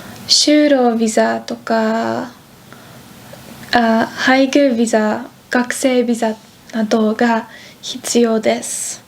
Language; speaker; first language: Japanese; non-native, fluent; Dutch